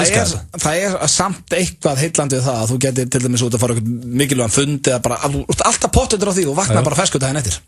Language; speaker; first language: Icelandic; native; Icelandic